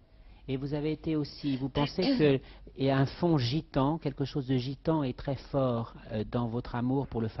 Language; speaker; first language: French; native; French